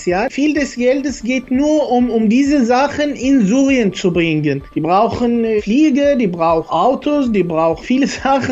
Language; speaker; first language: German; non-native, learner; Arabic